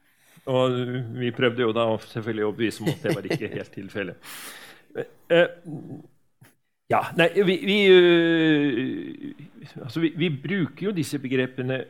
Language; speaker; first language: Norwegian; native; Norwegian